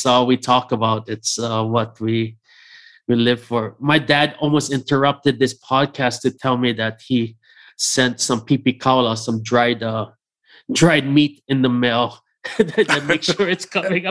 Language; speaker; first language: English; native; English